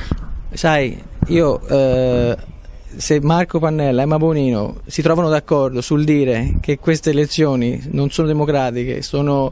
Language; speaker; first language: Italian; native; Italian